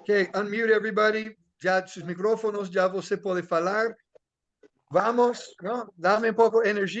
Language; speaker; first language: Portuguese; non-native, learner; English